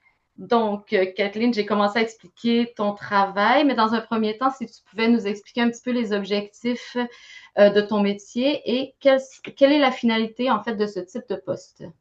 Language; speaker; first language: French; native; French